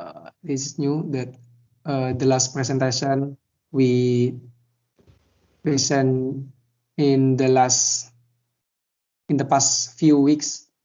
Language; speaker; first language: English; non-native, learner; Indonesian